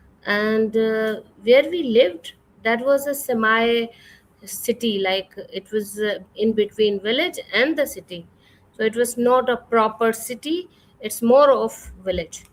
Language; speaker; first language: English; non-native, fluent; Urdu